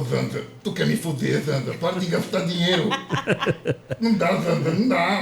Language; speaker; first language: Portuguese; native; Portuguese